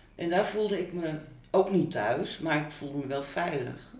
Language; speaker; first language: Dutch; native; Dutch